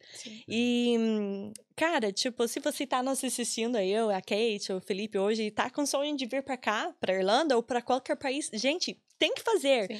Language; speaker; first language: Portuguese; non-native, fluent; English